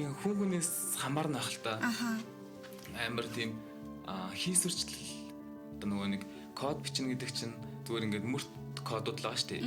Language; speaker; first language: Mongolian; native; Mongolian